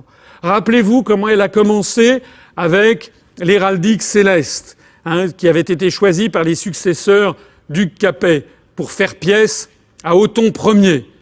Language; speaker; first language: French; native; French